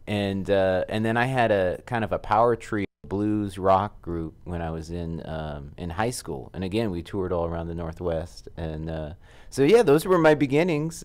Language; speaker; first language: English; native; English